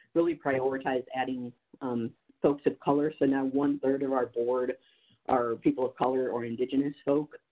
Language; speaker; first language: English; native; English